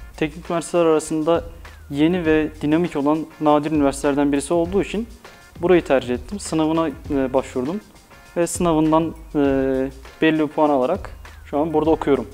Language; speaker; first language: Turkish; early bilingual, other home language; Uzbek